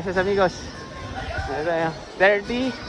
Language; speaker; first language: Spanish; non-native, learner; Filipino